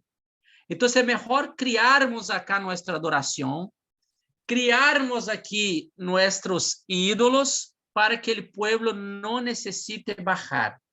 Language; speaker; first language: Spanish; non-native, fluent; Portuguese